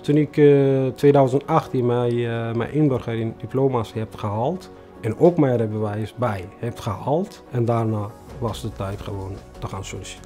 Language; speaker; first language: Dutch; non-native, fluent; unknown